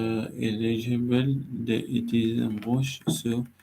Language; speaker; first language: French; non-native, learner; Arabic